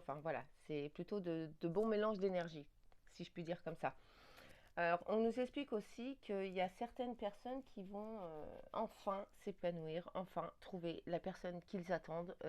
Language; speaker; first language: French; native; French